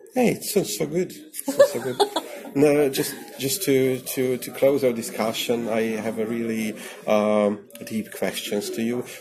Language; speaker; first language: English; non-native, learner; Hungarian